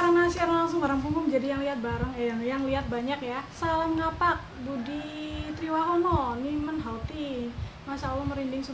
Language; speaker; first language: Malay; non-native, local second language; Javanese